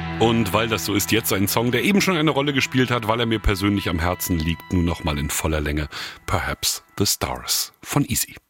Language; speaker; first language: German; native; German